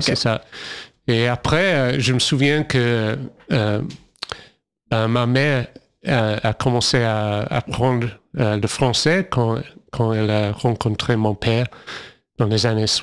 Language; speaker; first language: French; non-native, fluent; English